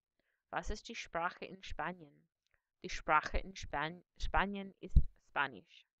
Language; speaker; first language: German; non-native, fluent; English